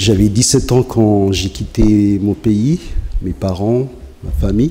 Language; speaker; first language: French; non-native, fluent; Tigrinya